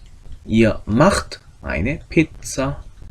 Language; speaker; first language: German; non-native, fluent; Korean